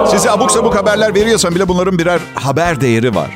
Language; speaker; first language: Turkish; non-native, fluent; Italian